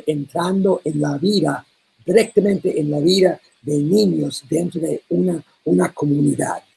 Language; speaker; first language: Spanish; non-native, learner; English